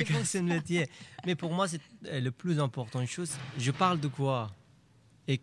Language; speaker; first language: French; non-native, learner; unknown